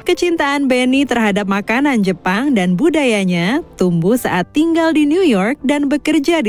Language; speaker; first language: Indonesian; native; Indonesian